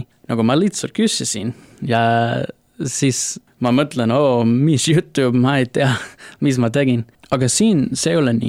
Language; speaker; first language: Estonian; non-native, learner; English